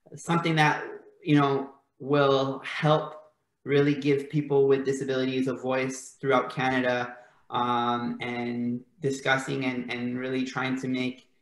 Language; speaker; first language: English; native; English